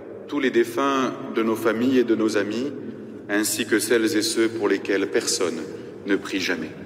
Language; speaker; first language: French; native; French